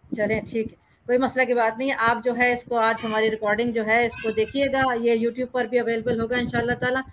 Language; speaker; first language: Urdu; native; Urdu